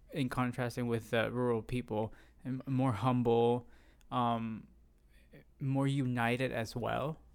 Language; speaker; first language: English; non-native, fluent; Spanish